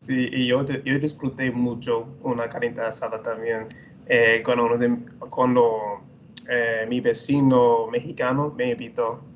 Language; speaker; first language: Spanish; non-native, fluent; English